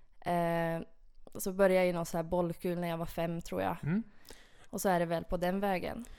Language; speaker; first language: Swedish; native; Swedish